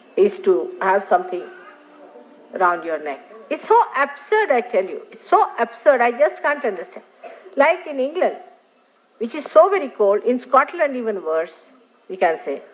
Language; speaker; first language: English; non-native, local second language; Marathi